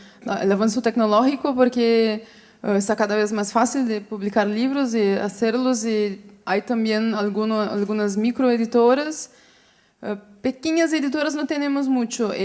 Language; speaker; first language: Spanish; non-native, fluent; Portuguese